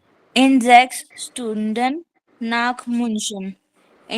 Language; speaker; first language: German; non-native, learner; Hindi